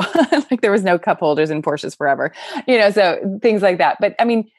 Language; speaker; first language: English; native; English